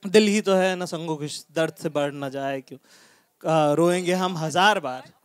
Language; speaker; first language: Hindi; native; Hindi